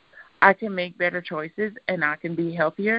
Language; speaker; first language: English; native; English